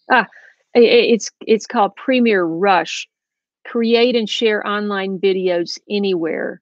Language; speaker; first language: English; native; English